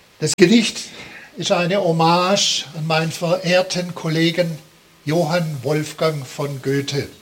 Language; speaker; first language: German; native; German